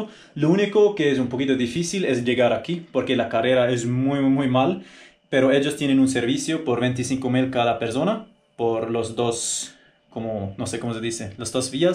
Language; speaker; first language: Spanish; non-native, fluent; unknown